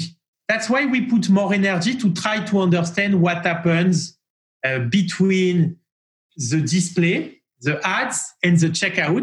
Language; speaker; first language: English; non-native, fluent; French